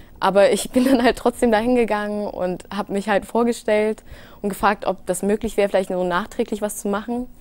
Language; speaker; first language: German; early bilingual, other home language; English